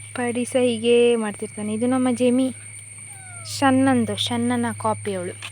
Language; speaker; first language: Kannada; non-native, local second language; Konkani